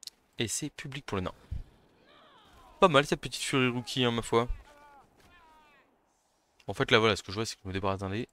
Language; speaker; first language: French; native; French